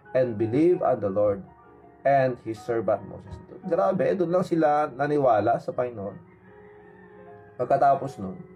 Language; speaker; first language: Filipino; non-native, local second language; Iloko